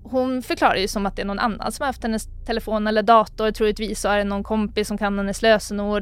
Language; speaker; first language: Swedish; native; Swedish